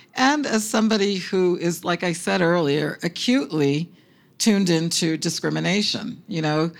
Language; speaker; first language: English; early bilingual, other home language; Spanish